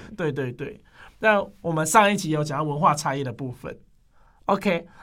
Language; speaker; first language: Chinese; native; Chinese